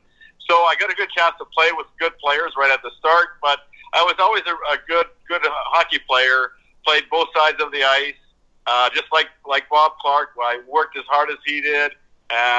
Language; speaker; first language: English; native; English